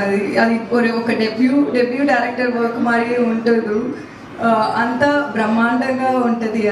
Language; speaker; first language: Telugu; non-native, learner; Tamil